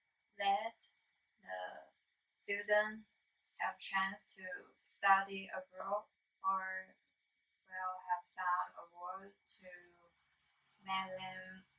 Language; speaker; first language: English; non-native, learner; Chinese